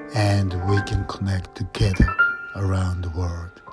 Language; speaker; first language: English; non-native, fluent; Japanese